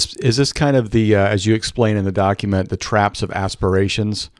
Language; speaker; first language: English; native; English